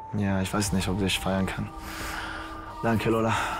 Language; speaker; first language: German; non-native, fluent; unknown